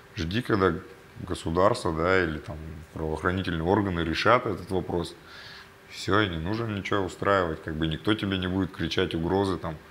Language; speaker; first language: Russian; native; Russian